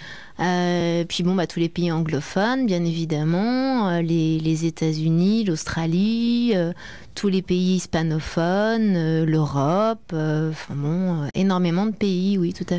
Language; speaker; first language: French; native; French